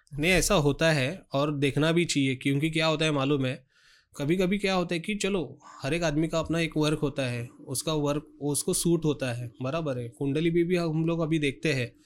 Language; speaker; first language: Hindi; non-native, local second language; Marathi